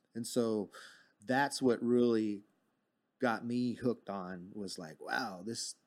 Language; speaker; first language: English; native; English